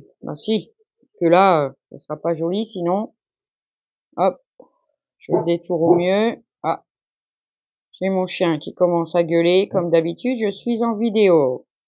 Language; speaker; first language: French; native; French